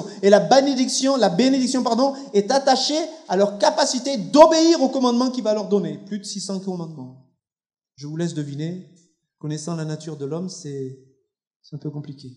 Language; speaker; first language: French; native; French